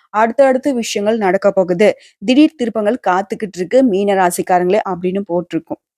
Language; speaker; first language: Tamil; native; Tamil